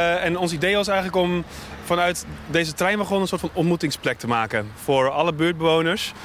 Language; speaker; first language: Dutch; native; Dutch